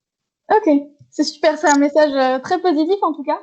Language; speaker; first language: French; native; French